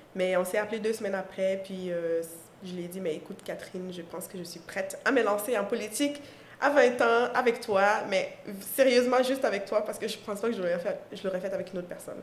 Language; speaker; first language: French; non-native, local second language; Mossi